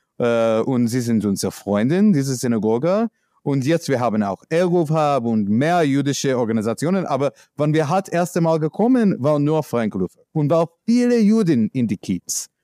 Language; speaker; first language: German; non-native, learner; English